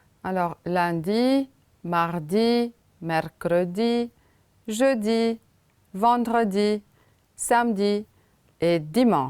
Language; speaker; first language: French; non-native, fluent; Romanian